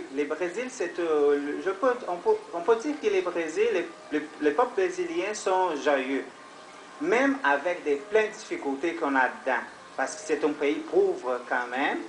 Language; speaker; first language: French; non-native, learner; Portuguese